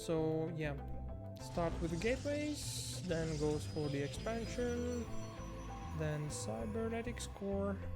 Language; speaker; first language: English; non-native, fluent; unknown